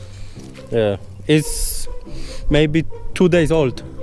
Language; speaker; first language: English; non-native, learner; Polish